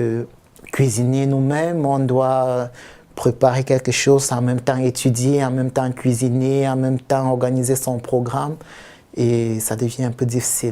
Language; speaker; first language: French; early bilingual, heritage; French